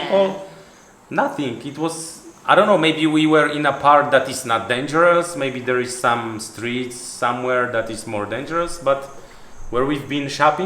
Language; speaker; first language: English; non-native, fluent; Polish